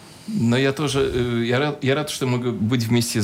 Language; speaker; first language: Russian; non-native, fluent; Polish